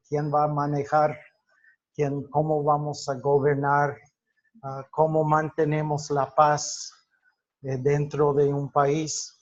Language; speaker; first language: Spanish; non-native, fluent; English